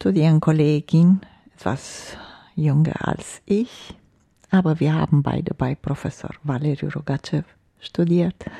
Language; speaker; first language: German; non-native, fluent; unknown